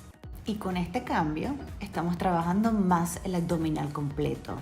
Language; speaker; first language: Spanish; native; Spanish